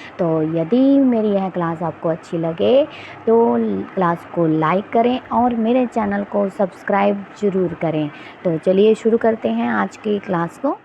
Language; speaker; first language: Hindi; native; Hindi